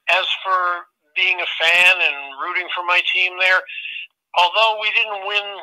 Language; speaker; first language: English; native; English